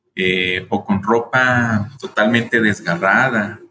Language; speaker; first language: Spanish; native; Spanish